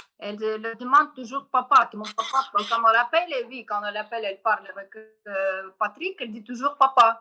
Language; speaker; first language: French; non-native, learner; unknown